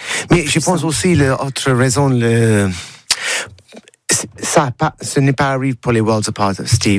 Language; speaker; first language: French; non-native, learner; English